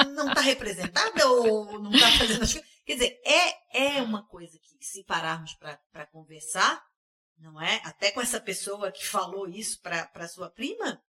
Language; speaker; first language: Portuguese; early bilingual, heritage; English